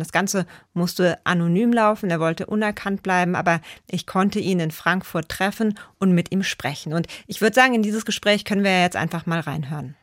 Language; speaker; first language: German; native; German